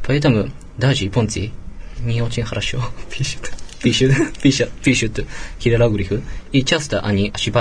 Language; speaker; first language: Russian; non-native, learner; Japanese